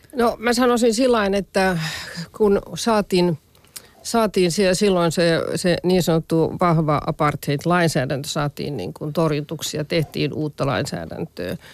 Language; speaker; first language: Finnish; native; Finnish